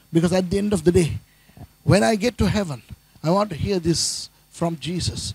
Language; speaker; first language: English; non-native, local second language; Tamil